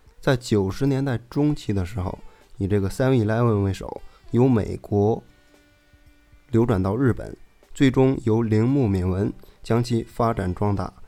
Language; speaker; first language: Chinese; native; Chinese